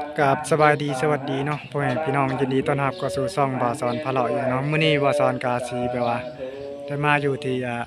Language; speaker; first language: Thai; non-native, local second language; Lao